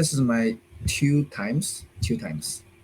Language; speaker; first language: English; non-native, learner; Chinese